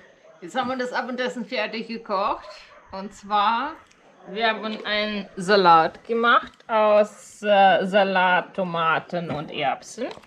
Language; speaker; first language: German; non-native, learner; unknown